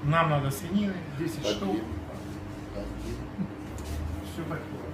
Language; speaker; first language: Russian; native; Russian